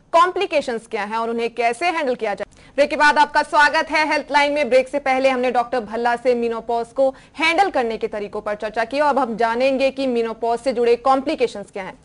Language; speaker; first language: Hindi; native; Hindi